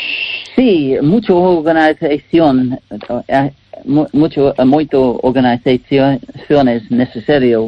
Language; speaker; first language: Spanish; non-native, learner; English